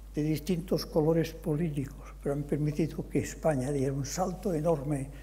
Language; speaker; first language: Spanish; non-native, local second language; Catalan